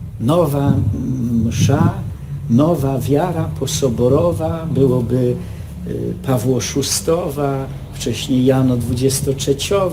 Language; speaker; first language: Polish; native; Polish